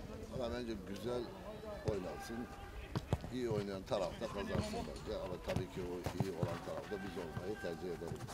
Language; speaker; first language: Turkish; early bilingual, other home language; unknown